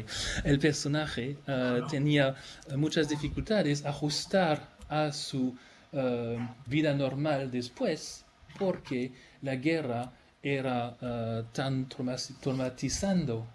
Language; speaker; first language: Spanish; non-native, fluent; French